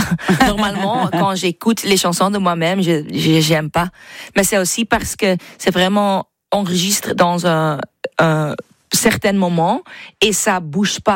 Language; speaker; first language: French; non-native, learner; Dutch